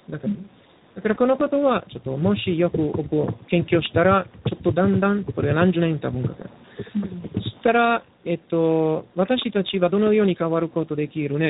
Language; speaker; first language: Japanese; non-native, learner; Italian